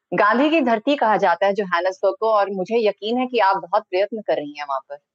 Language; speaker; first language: Hindi; native; Hindi